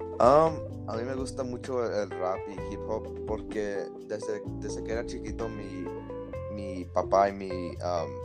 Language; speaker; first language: Spanish; early bilingual, heritage; Spanish